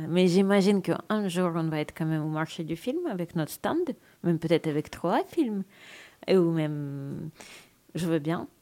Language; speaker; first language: French; non-native, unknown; Russian